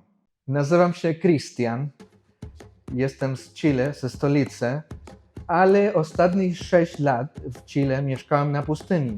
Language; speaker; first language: Polish; non-native, fluent; Spanish